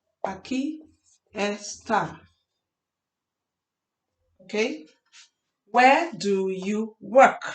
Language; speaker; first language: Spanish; non-native, learner; English